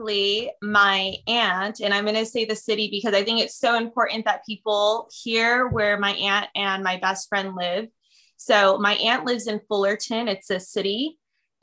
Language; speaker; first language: English; native; English